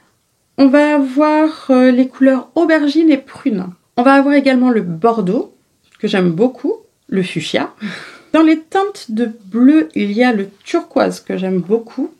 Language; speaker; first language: French; native; French